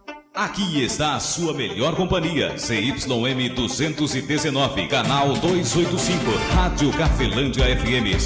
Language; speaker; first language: Portuguese; native; Portuguese